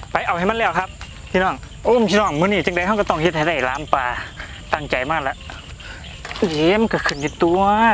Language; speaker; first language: Thai; native; Thai